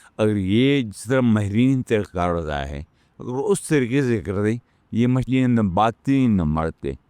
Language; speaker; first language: Urdu; non-native, local second language; Pashto